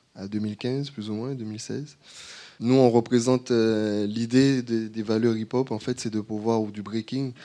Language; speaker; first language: French; native; French